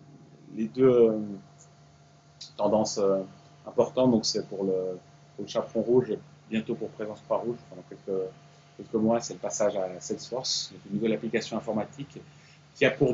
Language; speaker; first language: French; native; French